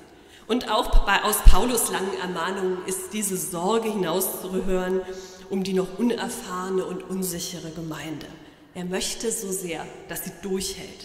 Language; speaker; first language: German; native; German